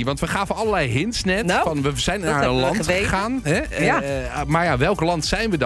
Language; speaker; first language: Dutch; native; Dutch